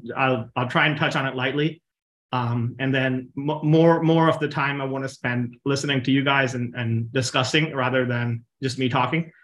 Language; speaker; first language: English; non-native, local second language; Punjabi